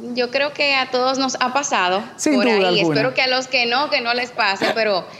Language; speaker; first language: Spanish; native; Spanish